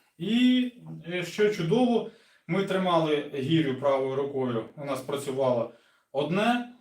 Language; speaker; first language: Ukrainian; non-native, local second language; Russian